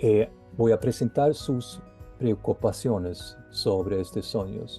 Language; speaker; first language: Spanish; non-native, fluent; Norwegian